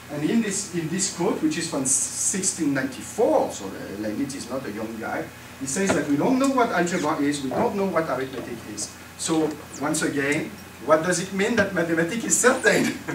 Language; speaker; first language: English; non-native, fluent; French